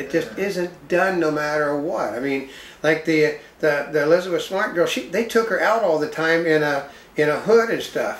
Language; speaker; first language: English; native; English